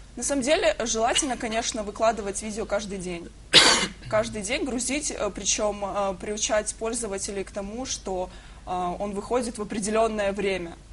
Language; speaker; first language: Russian; native; Russian